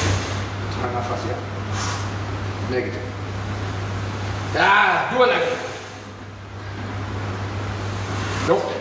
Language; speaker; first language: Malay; non-native, fluent; English